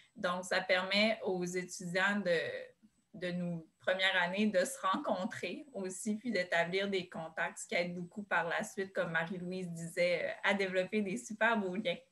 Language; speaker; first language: French; native; French